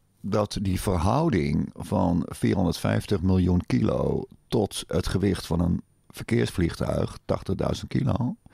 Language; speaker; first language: Dutch; native; Dutch